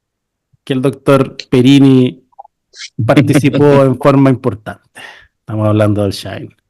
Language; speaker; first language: Spanish; native; Spanish